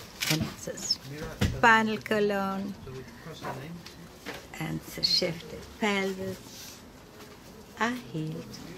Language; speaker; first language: English; non-native, learner; German